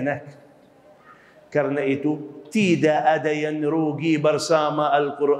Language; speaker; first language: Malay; non-native, fluent; Arabic